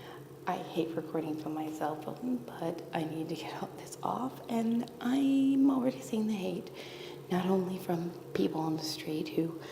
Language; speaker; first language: English; native; English